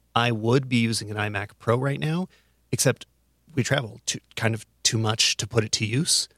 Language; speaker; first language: English; native; English